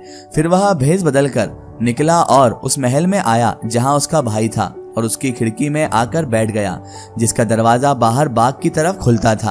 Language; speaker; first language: Hindi; native; Hindi